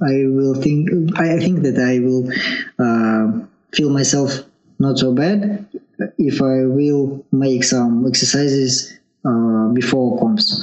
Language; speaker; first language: English; non-native, learner; Russian